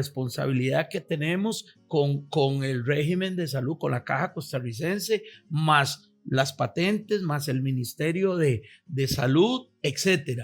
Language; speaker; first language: Spanish; native; Spanish